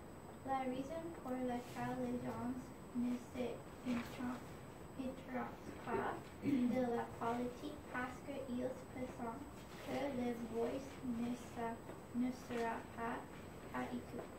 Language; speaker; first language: French; non-native, learner; English